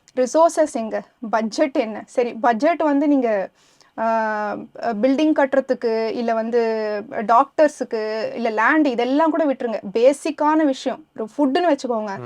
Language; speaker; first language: Tamil; native; Tamil